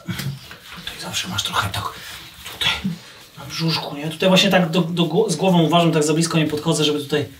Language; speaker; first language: Polish; native; Polish